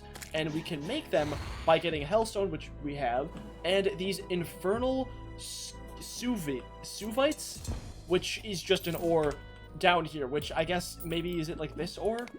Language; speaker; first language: English; native; English